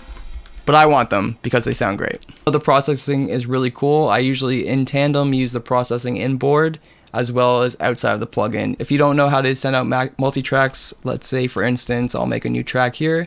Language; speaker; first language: English; native; English